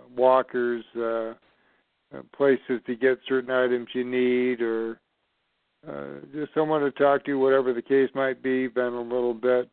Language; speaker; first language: English; native; English